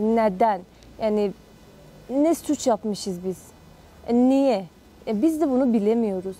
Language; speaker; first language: Turkish; non-native, fluent; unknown